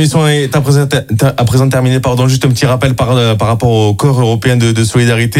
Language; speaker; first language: French; native; French